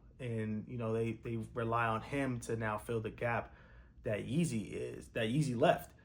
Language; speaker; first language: English; native; English